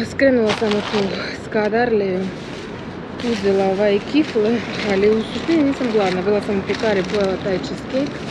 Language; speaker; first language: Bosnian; non-native, fluent; Russian